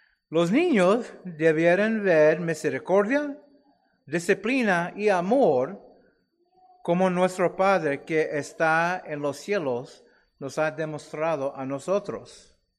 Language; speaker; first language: Spanish; non-native, fluent; English